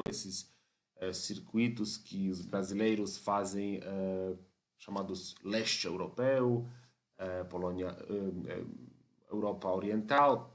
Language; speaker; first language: Portuguese; non-native, fluent; Polish